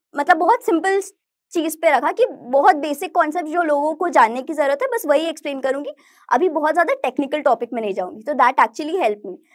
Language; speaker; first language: Hindi; native; Hindi